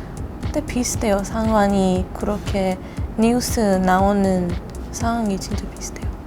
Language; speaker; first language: Korean; non-native, learner; Persian